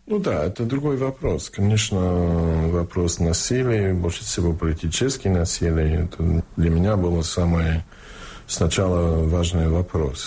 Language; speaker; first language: Russian; non-native, fluent; English